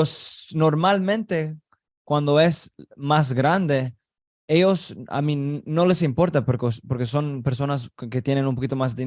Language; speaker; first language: Spanish; early bilingual, heritage; Spanish